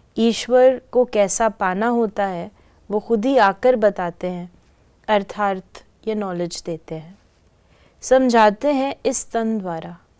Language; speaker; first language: Hindi; native; Hindi